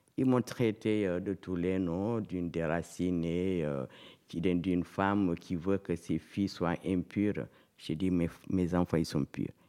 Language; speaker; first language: French; non-native, local second language; Fula